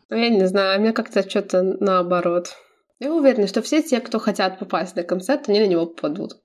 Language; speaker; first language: Russian; native; Russian